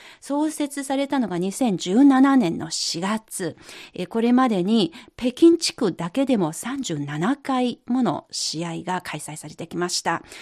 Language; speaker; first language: Japanese; non-native, fluent; Chinese